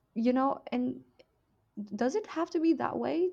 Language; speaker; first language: English; non-native, fluent; Vietnamese